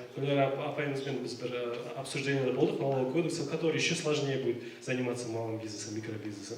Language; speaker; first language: Russian; non-native, local second language; Kazakh